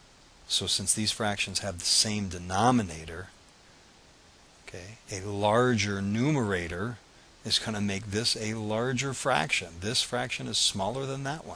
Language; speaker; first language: English; native; English